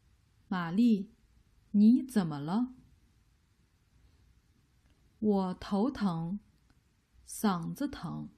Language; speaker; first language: Chinese; native; Chinese